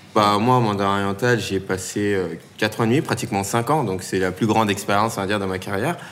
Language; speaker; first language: French; native; French